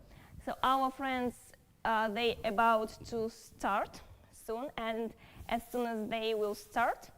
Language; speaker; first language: English; non-native, fluent; Russian